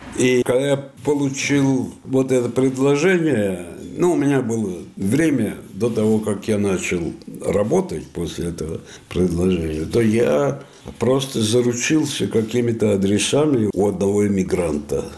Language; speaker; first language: Russian; non-native, fluent; Italian